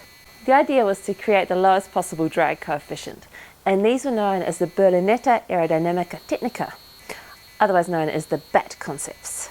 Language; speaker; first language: English; native; English